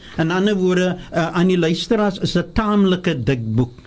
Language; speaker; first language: Afrikaans; early bilingual, heritage; Afrikaans